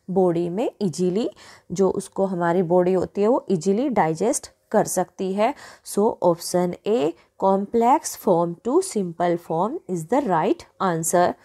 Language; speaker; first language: Hindi; native; Hindi